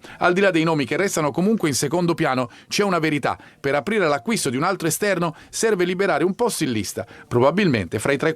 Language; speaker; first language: Italian; native; Italian